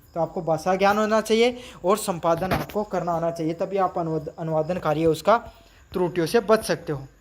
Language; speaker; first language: Hindi; native; Hindi